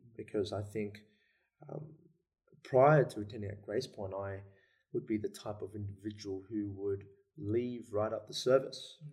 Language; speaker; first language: English; native; English